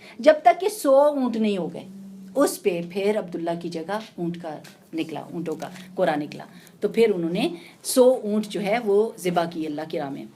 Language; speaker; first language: Urdu; native; Urdu